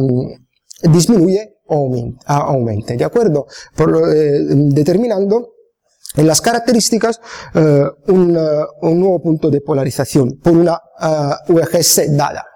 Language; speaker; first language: Spanish; non-native, fluent; Italian